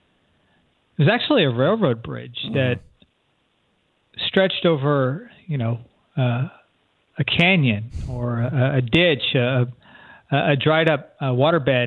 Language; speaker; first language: English; native; English